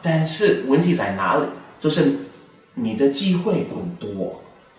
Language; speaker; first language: Chinese; non-native, fluent; English